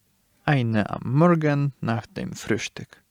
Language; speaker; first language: German; non-native, learner; Polish